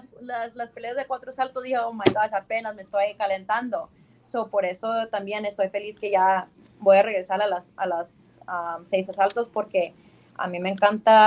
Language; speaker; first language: Spanish; early bilingual, heritage; Spanish